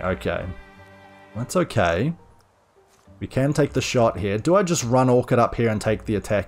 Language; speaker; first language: English; native; English